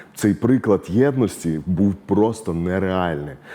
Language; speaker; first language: Ukrainian; non-native, local second language; Russian